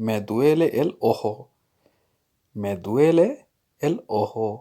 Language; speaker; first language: Spanish; non-native, fluent; Urdu